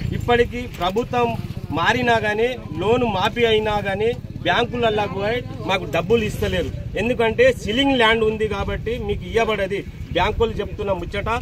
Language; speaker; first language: Telugu; non-native, local second language; Lambadi